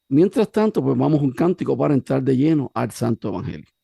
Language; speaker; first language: Spanish; native; Spanish